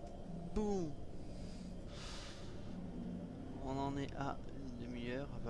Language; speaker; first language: French; native; French